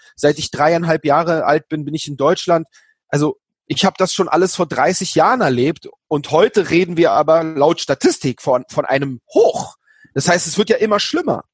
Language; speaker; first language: German; native; German